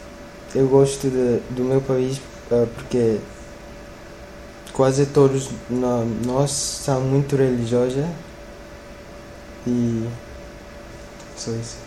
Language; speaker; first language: Portuguese; non-native, learner; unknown